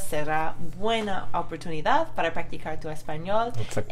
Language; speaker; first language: Spanish; non-native, fluent; English